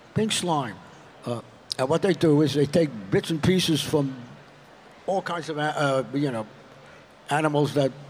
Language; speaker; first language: English; native; English